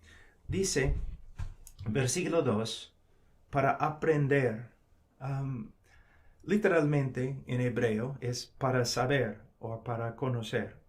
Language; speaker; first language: Spanish; non-native, fluent; English